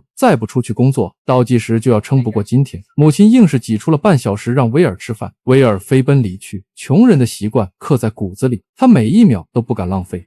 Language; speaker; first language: Chinese; native; Chinese